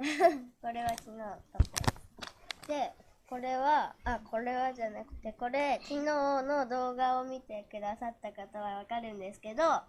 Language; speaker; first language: Japanese; native; Japanese